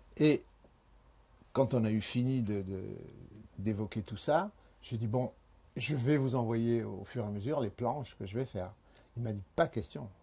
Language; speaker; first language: French; early bilingual, other home language; Spanish